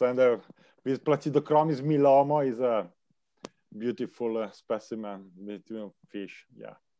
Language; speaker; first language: English; non-native, learner; Italian